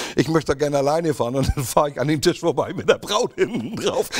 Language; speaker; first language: German; native; German